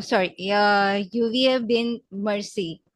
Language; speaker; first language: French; non-native, learner; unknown